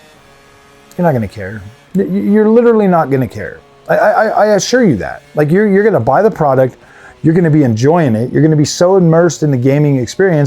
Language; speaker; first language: English; native; English